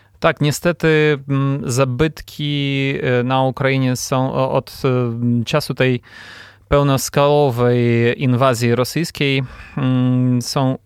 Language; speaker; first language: Polish; non-native, fluent; Ukrainian